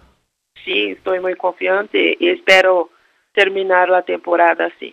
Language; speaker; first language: Spanish; non-native, learner; Portuguese